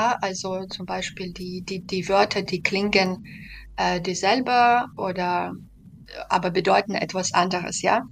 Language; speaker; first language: German; non-native, fluent; Belarusian